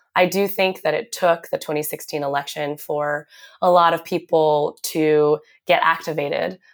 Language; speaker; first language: English; native; English